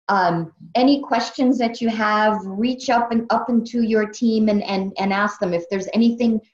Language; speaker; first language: English; native; English